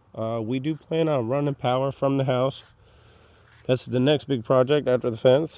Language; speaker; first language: English; native; English